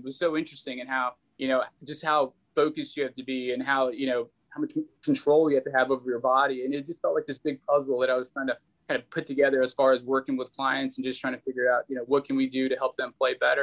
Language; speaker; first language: English; native; English